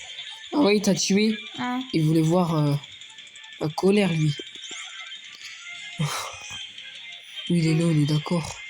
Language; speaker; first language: French; native; French